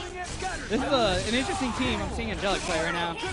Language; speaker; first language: English; native; English